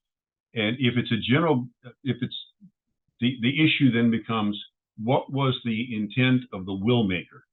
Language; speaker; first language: English; native; English